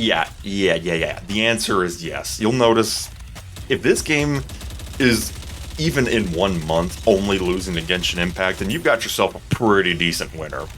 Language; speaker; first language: English; native; English